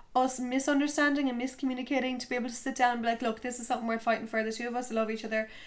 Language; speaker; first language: English; native; English